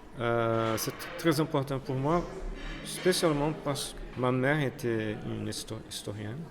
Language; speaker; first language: French; non-native, fluent; Portuguese